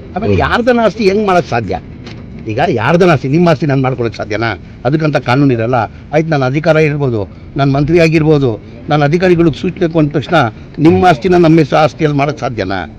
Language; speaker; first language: Kannada; non-native, local second language; Urdu